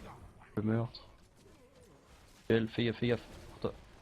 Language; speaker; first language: French; native; French